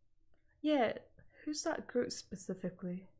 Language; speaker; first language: English; native; English